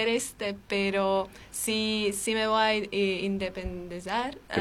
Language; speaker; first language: Spanish; non-native, fluent; Armenian